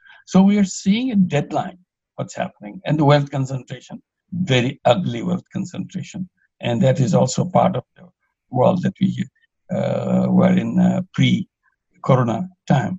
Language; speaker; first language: English; non-native, local second language; Bangla